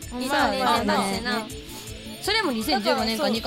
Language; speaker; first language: Japanese; native; Japanese